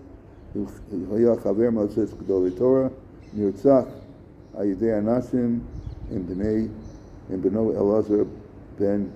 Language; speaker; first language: Hebrew; non-native, fluent; English